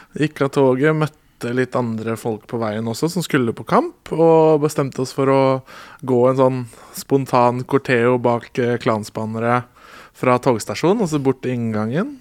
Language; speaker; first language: Norwegian; native; Norwegian